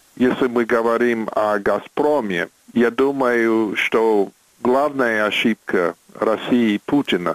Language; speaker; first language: Russian; non-native, fluent; English